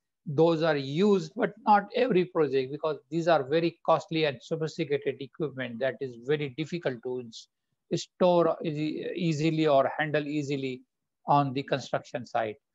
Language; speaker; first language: English; non-native, local second language; Bangla